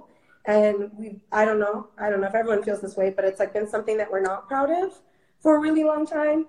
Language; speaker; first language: English; early bilingual, other home language; Amharic